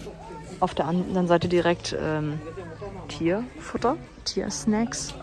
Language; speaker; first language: German; native; German